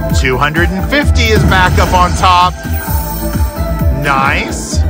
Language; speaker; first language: English; native; English